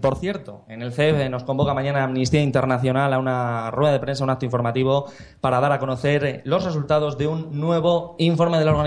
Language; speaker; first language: Spanish; native; Spanish